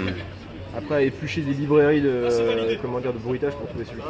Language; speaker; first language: French; native; French